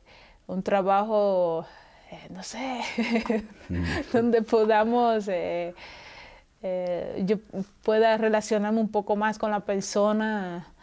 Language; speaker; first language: Spanish; non-native, local second language; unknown